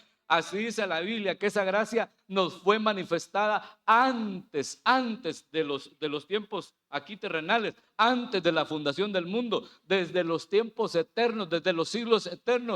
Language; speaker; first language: Spanish; native; Spanish